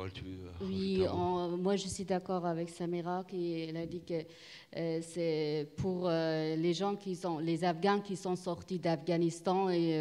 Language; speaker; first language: French; non-native, learner; Persian